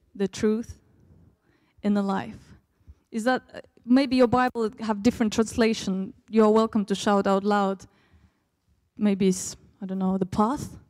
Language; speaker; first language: English; early bilingual, other home language; Russian